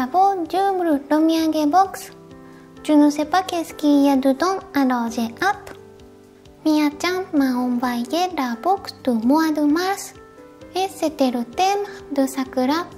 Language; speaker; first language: French; non-native, fluent; Japanese